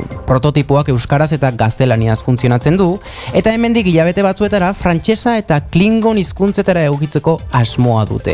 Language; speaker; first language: Basque; native; Basque